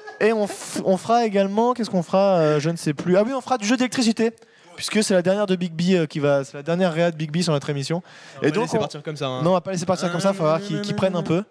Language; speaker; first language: French; native; French